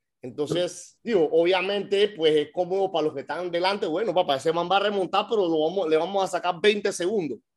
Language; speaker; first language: Spanish; native; Spanish